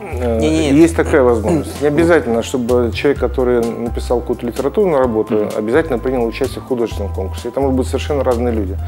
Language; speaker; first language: Russian; native; Russian